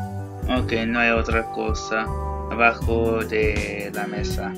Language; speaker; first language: Portuguese; non-native, learner; English